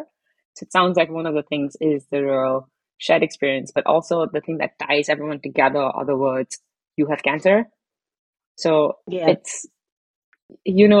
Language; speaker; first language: English; non-native, local second language; Hindi